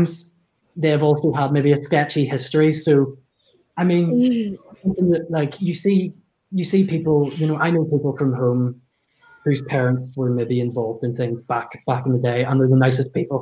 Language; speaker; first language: English; native; English